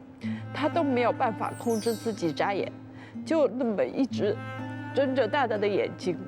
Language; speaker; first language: Chinese; native; Chinese